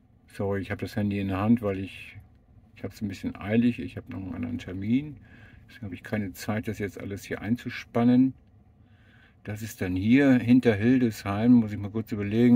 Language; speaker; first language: German; native; German